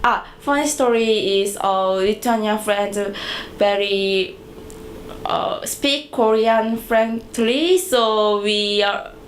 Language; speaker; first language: English; non-native, learner; Korean